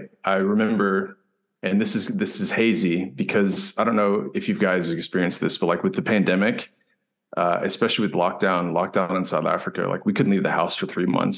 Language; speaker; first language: English; native; English